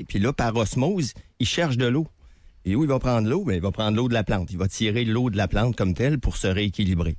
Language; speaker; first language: French; native; French